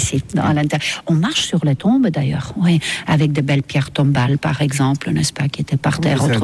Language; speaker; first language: French; non-native, fluent; Estonian